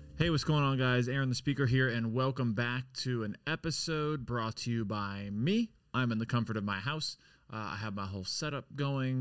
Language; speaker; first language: English; native; English